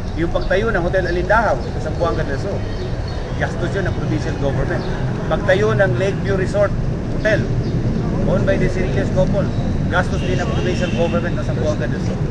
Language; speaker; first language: Filipino; non-native, local second language; Cebuano